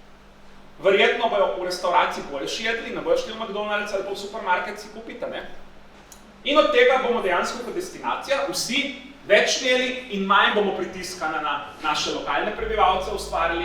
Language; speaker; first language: Slovenian; native; Slovenian